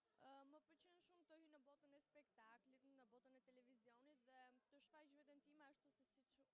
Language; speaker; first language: Albanian; early bilingual, heritage; Albanian